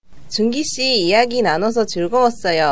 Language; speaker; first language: Korean; non-native, learner; Japanese